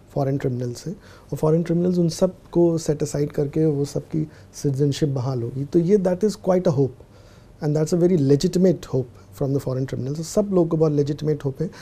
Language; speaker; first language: Hindi; native; Hindi